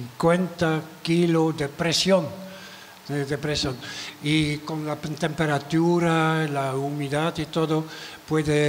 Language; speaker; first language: Spanish; non-native, learner; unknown